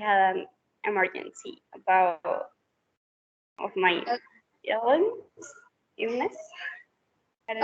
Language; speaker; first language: English; non-native, learner; Spanish